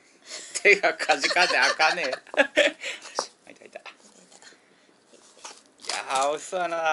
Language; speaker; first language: Japanese; native; Japanese